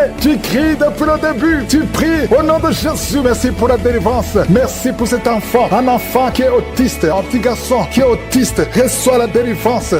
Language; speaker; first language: French; non-native, local second language; Rundi